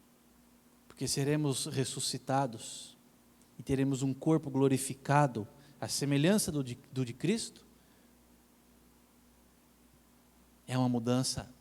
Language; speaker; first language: Portuguese; native; Portuguese